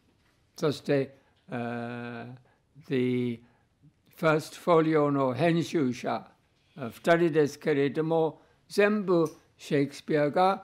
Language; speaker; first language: Japanese; non-native, fluent; English